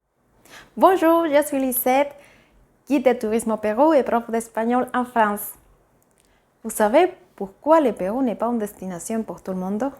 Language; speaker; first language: French; non-native, fluent; Spanish